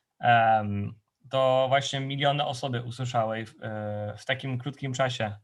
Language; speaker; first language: Polish; non-native, fluent; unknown